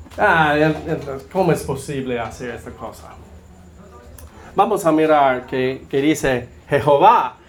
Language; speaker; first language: Spanish; non-native, learner; English